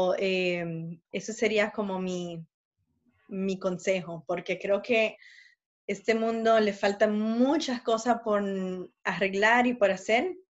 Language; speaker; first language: Spanish; early bilingual, heritage; Spanish